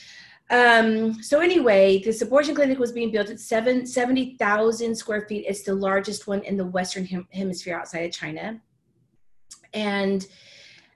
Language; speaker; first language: English; native; English